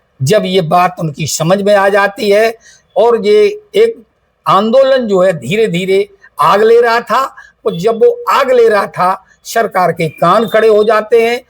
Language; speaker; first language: Hindi; native; Hindi